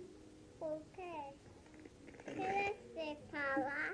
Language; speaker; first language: Spanish; early bilingual, heritage; Spanish